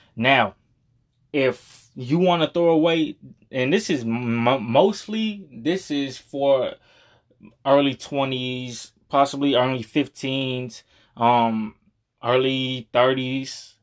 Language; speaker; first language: English; native; English